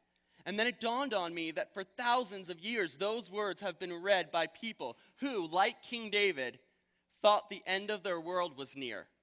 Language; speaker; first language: English; native; English